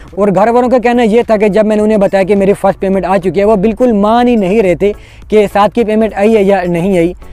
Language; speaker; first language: Urdu; non-native, local second language; Saraiki